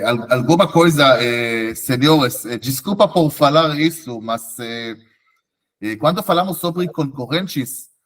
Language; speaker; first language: Portuguese; non-native, fluent; Hebrew